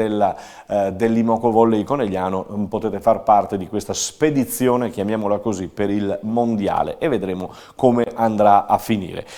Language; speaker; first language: Italian; native; Italian